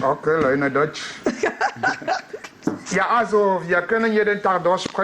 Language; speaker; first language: German; non-native, learner; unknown